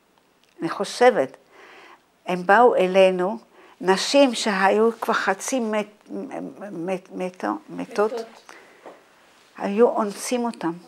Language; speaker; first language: Hebrew; non-native, fluent; Dutch